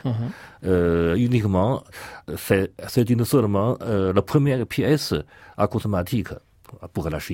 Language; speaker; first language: French; non-native, learner; Chinese